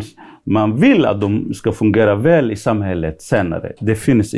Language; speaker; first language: Swedish; non-native, fluent; Somali